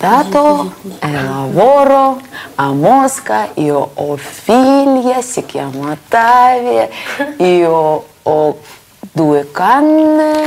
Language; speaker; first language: Italian; non-native, learner; Russian